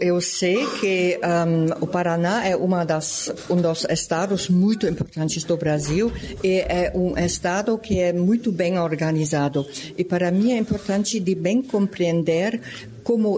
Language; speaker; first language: Portuguese; non-native, fluent; German